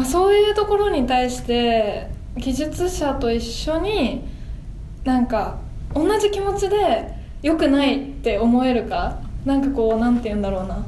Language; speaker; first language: Japanese; native; Japanese